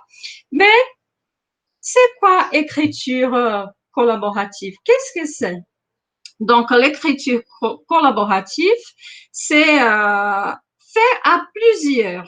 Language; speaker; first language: French; non-native, fluent; Portuguese